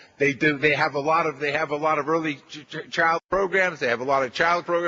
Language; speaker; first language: English; native; English